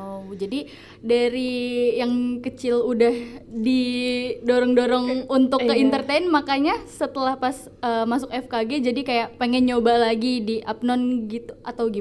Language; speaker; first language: Indonesian; native; Indonesian